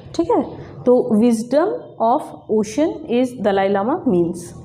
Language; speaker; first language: Hindi; non-native, local second language; Bangla